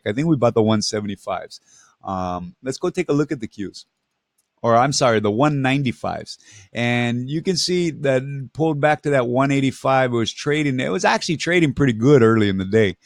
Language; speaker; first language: English; native; English